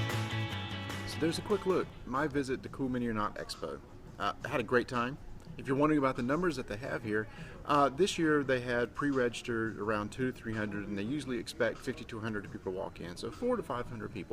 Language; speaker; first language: English; native; English